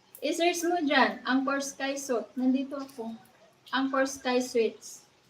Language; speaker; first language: Filipino; non-native, local second language; Cebuano